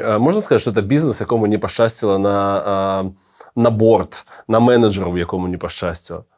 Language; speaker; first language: Belarusian; non-native, local second language; Russian